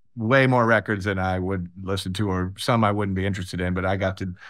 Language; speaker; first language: English; native; English